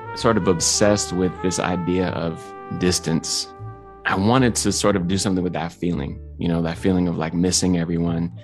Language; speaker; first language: English; native; English